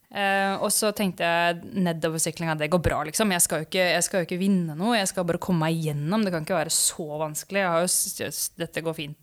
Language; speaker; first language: Norwegian; native; Norwegian